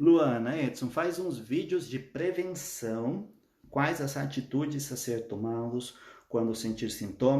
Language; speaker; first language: Portuguese; non-native, fluent; Spanish